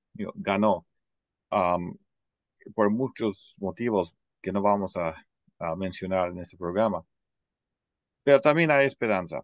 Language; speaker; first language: Spanish; non-native, fluent; English